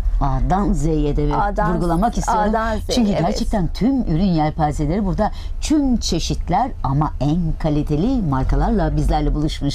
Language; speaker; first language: Turkish; native; Turkish